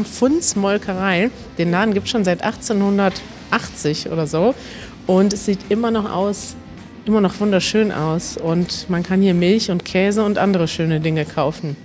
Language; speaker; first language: German; native; German